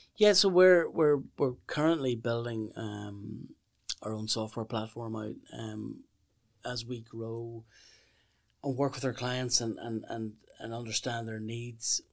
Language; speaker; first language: English; native; English